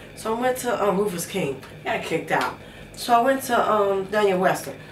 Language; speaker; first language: English; native; English